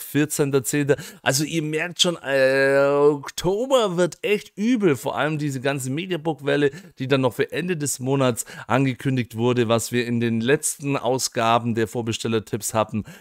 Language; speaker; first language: German; native; German